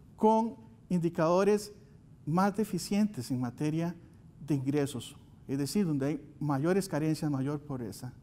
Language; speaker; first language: Spanish; native; Spanish